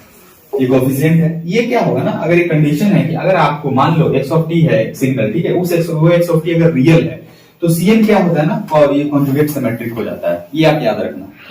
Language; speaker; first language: Hindi; native; Hindi